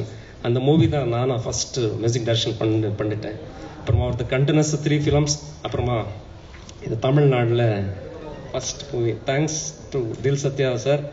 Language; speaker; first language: Tamil; non-native, learner; Kannada